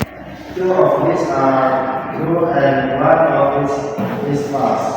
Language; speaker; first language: English; non-native, learner; Indonesian